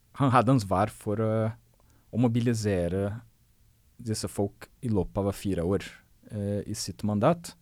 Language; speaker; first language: Norwegian; non-native, fluent; Portuguese